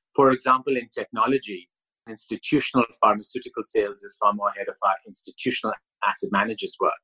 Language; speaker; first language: English; non-native, local second language; Urdu